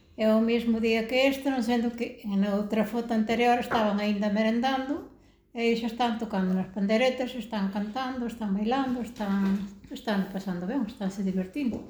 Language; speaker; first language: Galician; native; Galician